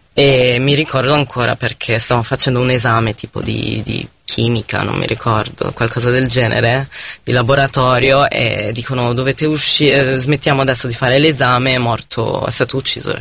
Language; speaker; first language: Italian; non-native, fluent; Arabic